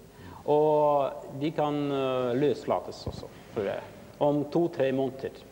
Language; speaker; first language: Swedish; non-native, learner; Russian